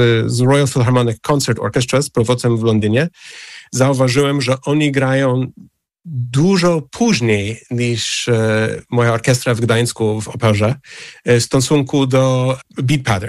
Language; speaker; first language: Polish; non-native, fluent; English